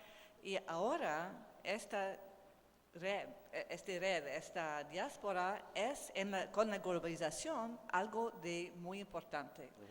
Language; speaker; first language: Spanish; non-native, learner; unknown